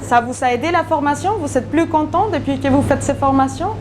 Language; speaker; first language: French; native; French